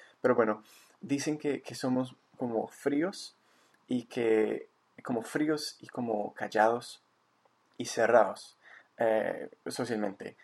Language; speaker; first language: Spanish; non-native, fluent; English